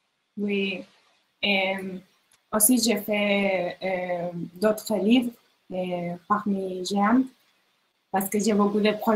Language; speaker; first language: French; non-native, learner; Spanish